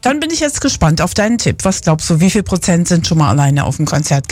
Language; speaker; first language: German; native; German